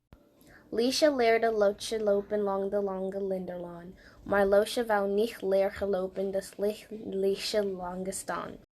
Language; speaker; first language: Dutch; non-native, learner; English